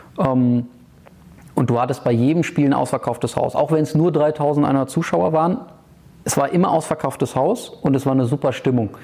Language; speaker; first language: German; native; German